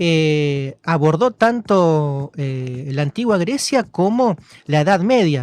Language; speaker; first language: Spanish; native; Spanish